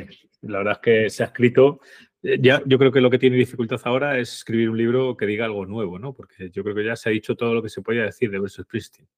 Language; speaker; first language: Spanish; native; Spanish